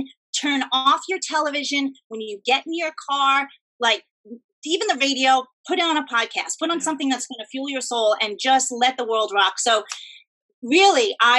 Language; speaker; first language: English; native; English